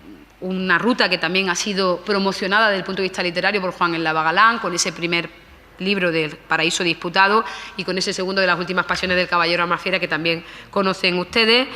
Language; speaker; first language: Spanish; native; Spanish